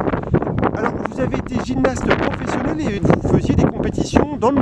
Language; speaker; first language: French; native; French